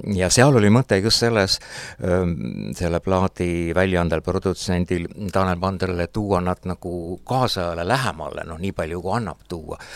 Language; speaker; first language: Estonian; native; Estonian